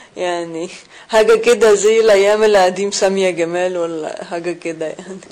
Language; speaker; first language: Arabic; non-native, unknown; Russian